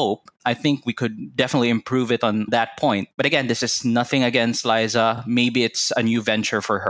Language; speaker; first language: English; non-native, local second language; Cebuano